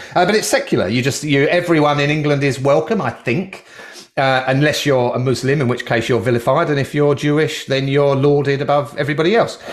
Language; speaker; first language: English; native; English